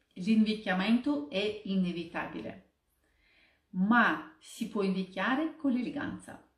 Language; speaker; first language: Italian; non-native, fluent; Russian